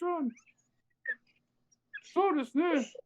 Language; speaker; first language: Japanese; non-native, fluent; English